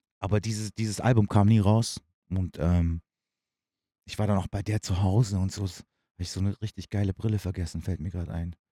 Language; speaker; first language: German; early bilingual, other home language; Turkish